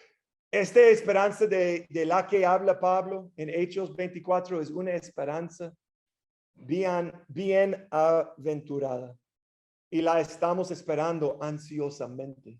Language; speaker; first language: Spanish; non-native, fluent; English